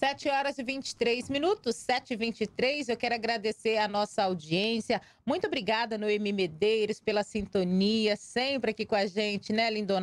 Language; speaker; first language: Portuguese; native; Portuguese